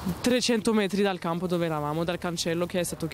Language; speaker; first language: Italian; native; Italian